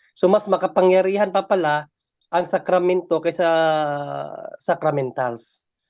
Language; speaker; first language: Filipino; non-native, local second language; Cebuano